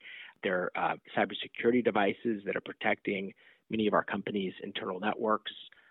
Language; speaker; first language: English; native; English